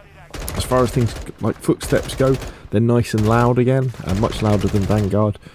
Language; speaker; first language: English; native; English